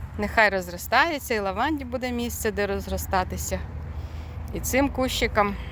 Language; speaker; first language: Ukrainian; non-native, local second language; Russian